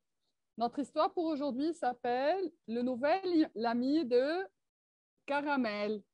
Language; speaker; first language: French; non-native, local second language; Arabic